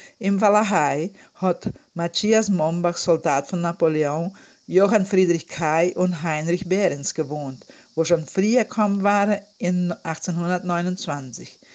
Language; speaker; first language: German; early bilingual, heritage; German